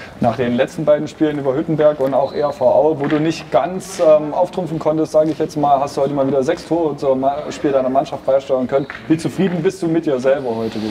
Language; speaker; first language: German; native; German